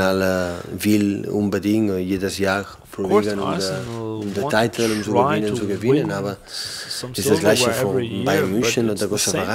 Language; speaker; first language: German; non-native, learner; Catalan